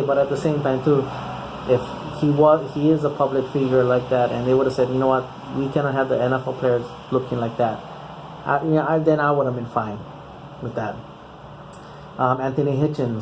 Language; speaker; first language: English; native; English